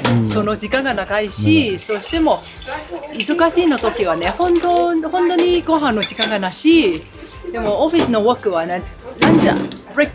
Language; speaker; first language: Japanese; non-native, learner; Cantonese